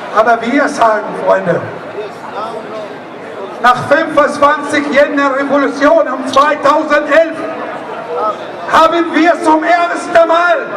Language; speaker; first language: German; non-native, learner; Arabic